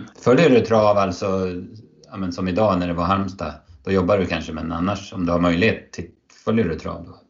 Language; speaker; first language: Swedish; native; Swedish